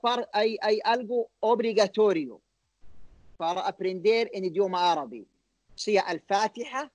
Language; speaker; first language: Spanish; non-native, learner; Arabic